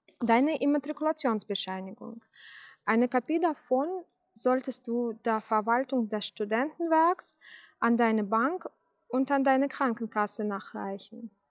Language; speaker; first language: German; non-native, fluent; Russian